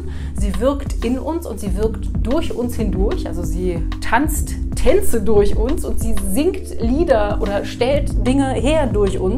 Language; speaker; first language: German; native; German